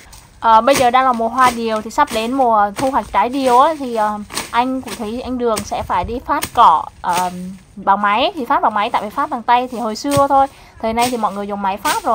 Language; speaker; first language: Vietnamese; native; Vietnamese